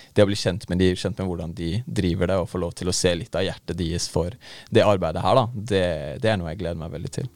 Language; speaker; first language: Norwegian; native; Norwegian